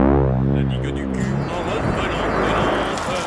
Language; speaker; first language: French; native; French